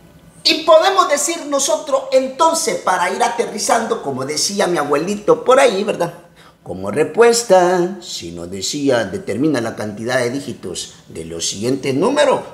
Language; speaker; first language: Spanish; native; Spanish